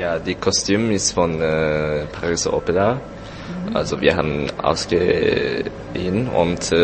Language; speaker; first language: German; non-native, learner; Japanese